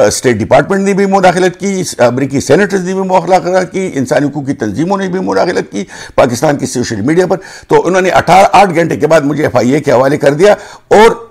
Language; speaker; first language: Urdu; non-native, local second language; Pashto